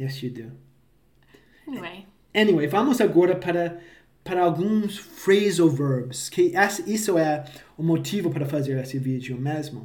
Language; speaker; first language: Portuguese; non-native, fluent; English